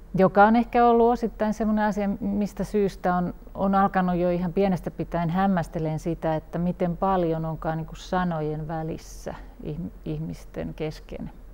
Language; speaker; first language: Finnish; native; Finnish